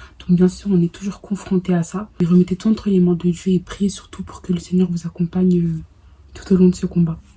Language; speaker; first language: French; early bilingual, other home language; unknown